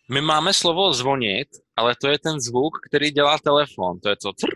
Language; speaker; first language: Polish; non-native, learner; Czech